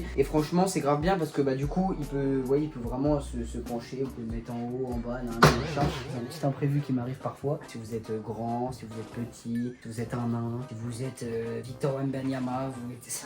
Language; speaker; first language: French; native; French